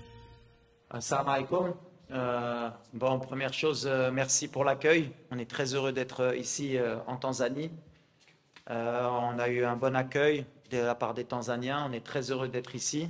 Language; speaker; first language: French; non-native, local second language; Arabic